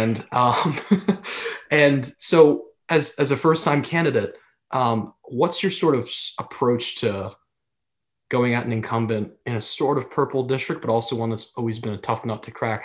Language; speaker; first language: English; native; English